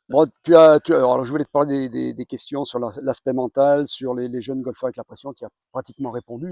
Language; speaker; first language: French; native; French